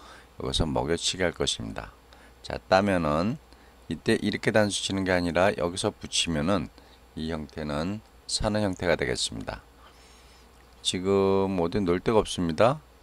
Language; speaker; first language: Korean; native; Korean